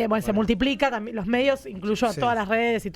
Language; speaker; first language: Spanish; native; Spanish